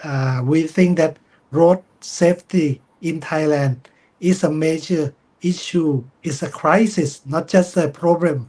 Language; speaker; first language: English; non-native, fluent; Thai